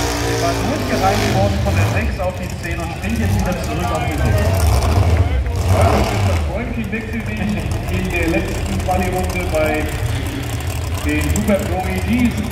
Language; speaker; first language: German; native; German